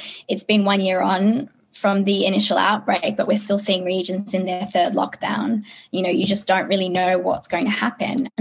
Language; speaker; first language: English; native; English